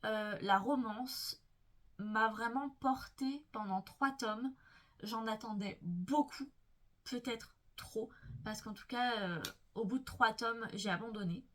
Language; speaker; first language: French; native; French